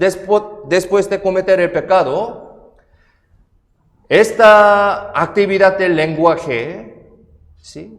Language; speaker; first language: Spanish; non-native, fluent; Korean